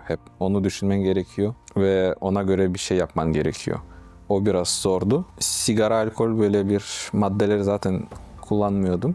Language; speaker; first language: Turkish; non-native, fluent; Russian